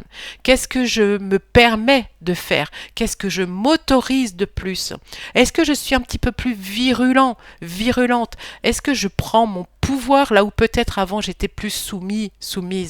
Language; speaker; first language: French; native; French